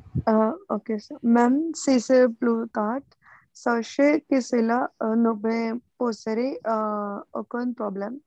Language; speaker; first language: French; non-native, learner; Hindi